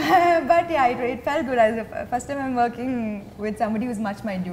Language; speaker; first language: Telugu; non-native, learner; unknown